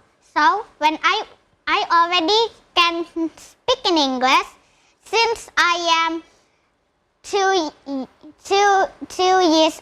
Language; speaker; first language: English; non-native, learner; Indonesian